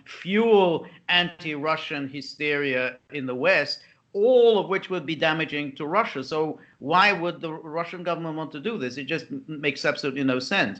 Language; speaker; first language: English; native; English